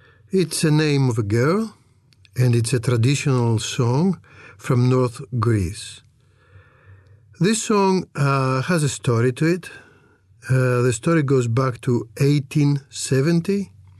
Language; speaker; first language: English; non-native, fluent; Greek